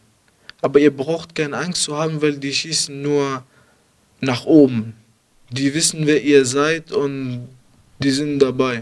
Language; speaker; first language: German; early bilingual, other home language; Arabic